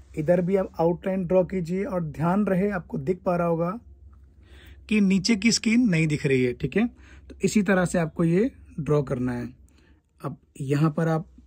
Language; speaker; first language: Hindi; native; Hindi